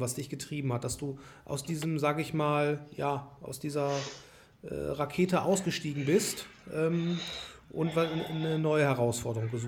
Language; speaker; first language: German; native; German